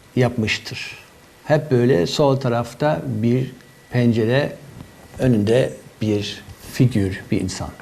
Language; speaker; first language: Turkish; non-native, fluent; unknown